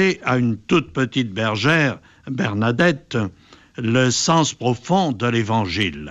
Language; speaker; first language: French; native; French